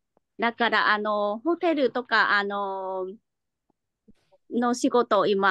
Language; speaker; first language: Japanese; non-native, learner; Vietnamese